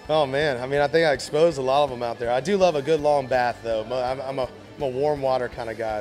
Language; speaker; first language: English; native; English